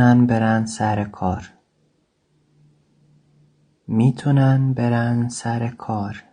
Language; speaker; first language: Persian; non-native, fluent; Central Kurdish